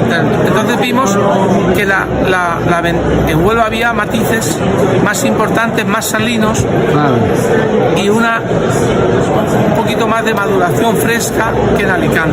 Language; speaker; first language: Spanish; native; Spanish